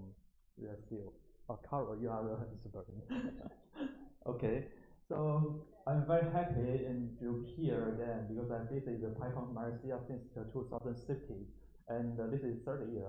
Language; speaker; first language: English; non-native, learner; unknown